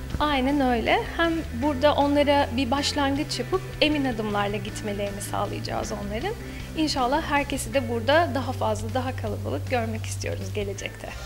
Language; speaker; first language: Turkish; native; Turkish